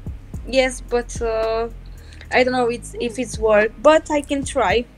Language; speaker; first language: English; non-native, learner; Romanian